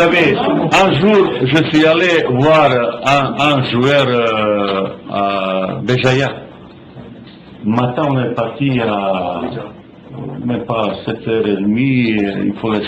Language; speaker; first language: French; non-native, fluent; Bosnian